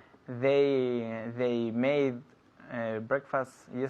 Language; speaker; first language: English; non-native, learner; Spanish